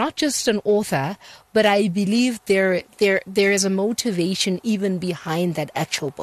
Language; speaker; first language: English; non-native, local second language; Xhosa